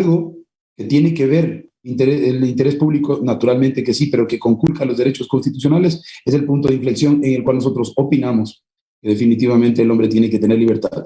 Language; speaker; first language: Spanish; native; Spanish